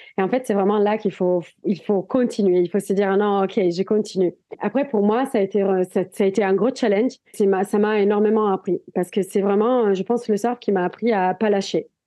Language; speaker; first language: French; non-native, fluent; Italian